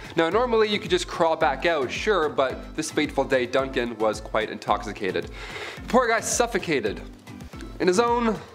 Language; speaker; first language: English; native; English